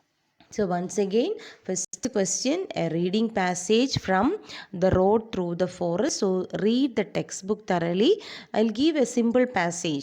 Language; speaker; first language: English; non-native, local second language; Malayalam